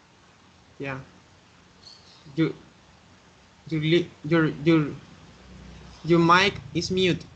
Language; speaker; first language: English; non-native, learner; Spanish